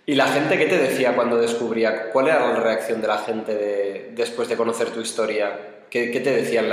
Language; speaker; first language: Spanish; native; Spanish